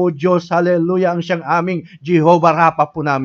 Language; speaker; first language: Filipino; native; Filipino